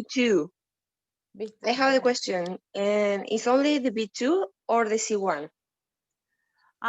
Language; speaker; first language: English; non-native, learner; Spanish